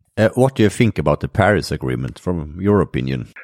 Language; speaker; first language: English; non-native, fluent; Norwegian